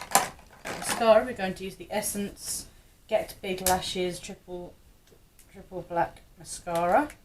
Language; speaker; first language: English; native; English